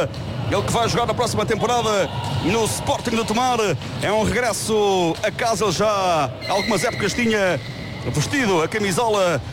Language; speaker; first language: Portuguese; native; Portuguese